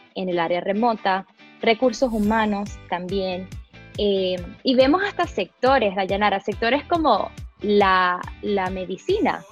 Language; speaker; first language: Spanish; early bilingual, other home language; Portuguese